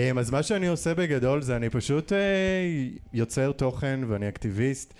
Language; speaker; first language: Hebrew; native; Hebrew